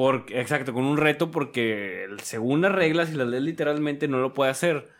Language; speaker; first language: Spanish; native; Spanish